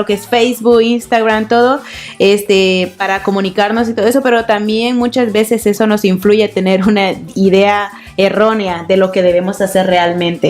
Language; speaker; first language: Spanish; native; Spanish